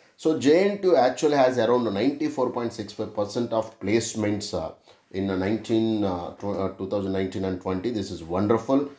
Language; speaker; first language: English; non-native, local second language; Telugu